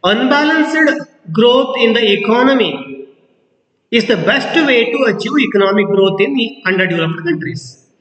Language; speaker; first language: English; non-native, local second language; Kannada